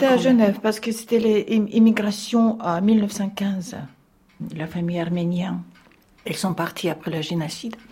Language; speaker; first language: French; non-native, fluent; Russian